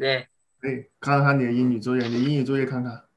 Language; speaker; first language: Chinese; native; Chinese